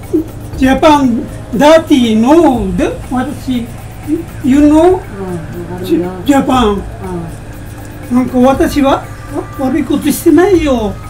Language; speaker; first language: Japanese; non-native, learner; Filipino